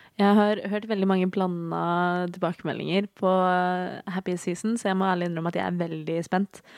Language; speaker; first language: Norwegian; native; Norwegian